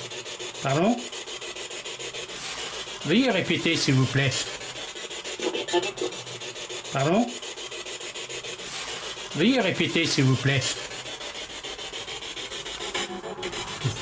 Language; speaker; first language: French; native; French